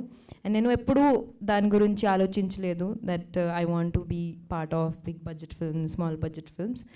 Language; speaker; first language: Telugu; non-native, local second language; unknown